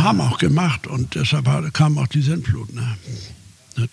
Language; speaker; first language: German; native; German